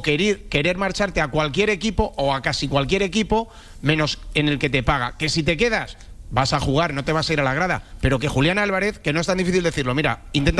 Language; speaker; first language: Spanish; native; Spanish